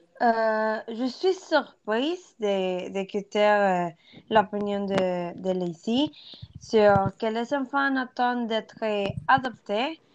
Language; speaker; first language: French; non-native, learner; Spanish